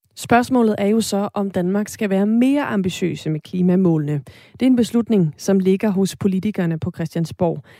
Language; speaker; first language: Danish; native; Danish